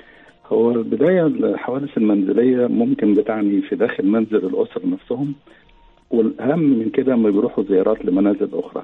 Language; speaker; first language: Arabic; native; Arabic